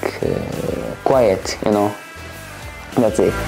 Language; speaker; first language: English; non-native, learner; Japanese